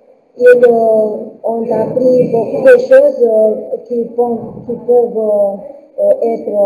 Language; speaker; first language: French; non-native, learner; Romanian